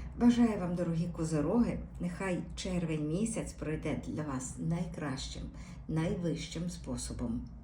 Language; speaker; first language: Ukrainian; native; Ukrainian